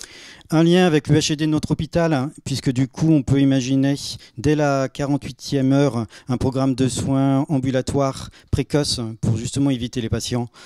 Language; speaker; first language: French; native; French